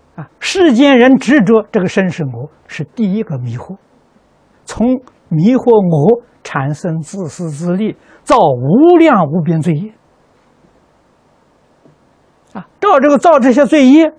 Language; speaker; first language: Chinese; native; Chinese